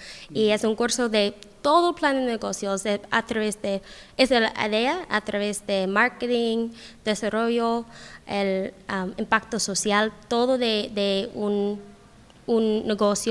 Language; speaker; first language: Spanish; non-native, learner; English